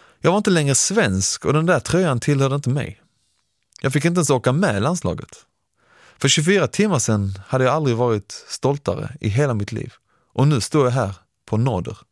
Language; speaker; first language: Swedish; early bilingual, other home language; Persian